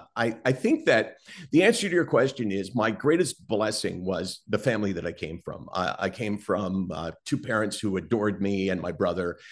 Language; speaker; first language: English; native; English